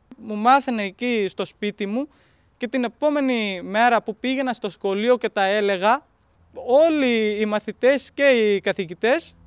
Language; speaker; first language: Greek; non-native, fluent; Urdu